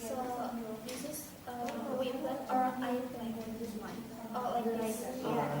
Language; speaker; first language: English; non-native, learner; Indonesian